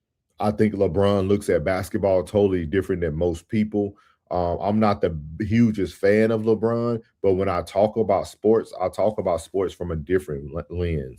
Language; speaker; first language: English; native; English